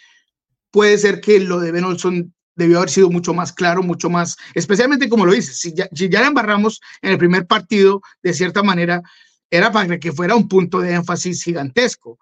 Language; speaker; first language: Spanish; native; Spanish